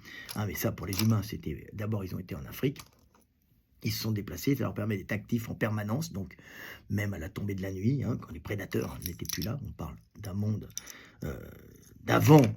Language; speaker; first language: French; native; French